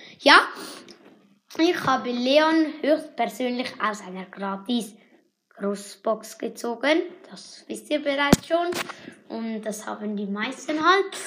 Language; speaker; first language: German; native; German